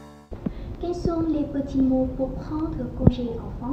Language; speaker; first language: French; non-native, learner; Vietnamese